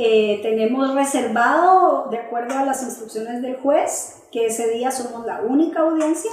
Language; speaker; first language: Spanish; native; Spanish